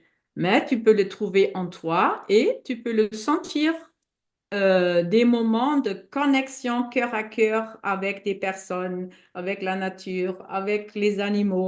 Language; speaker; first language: French; non-native, fluent; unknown